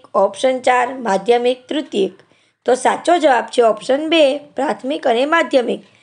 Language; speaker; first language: Hindi; non-native, local second language; Gujarati